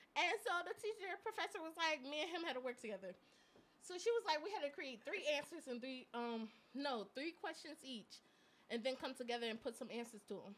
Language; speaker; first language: English; native; English